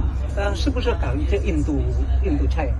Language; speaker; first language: Chinese; non-native, learner; Indonesian